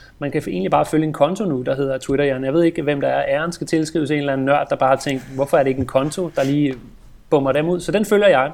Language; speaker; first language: Danish; native; Danish